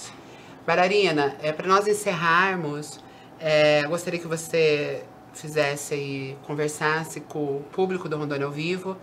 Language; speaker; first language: Portuguese; native; Portuguese